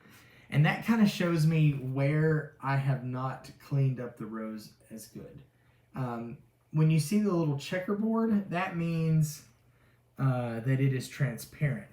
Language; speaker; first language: English; native; English